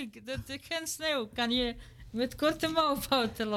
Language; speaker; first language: Dutch; non-native, learner; Serbian